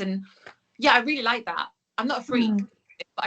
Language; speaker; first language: English; native; English